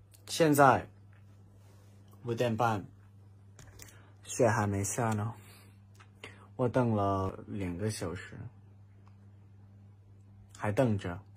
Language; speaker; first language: Chinese; non-native, learner; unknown